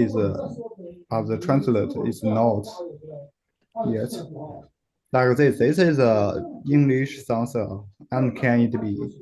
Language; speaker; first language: English; non-native, learner; Chinese